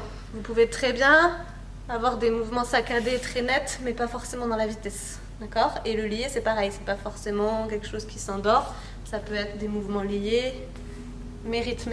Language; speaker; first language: French; native; French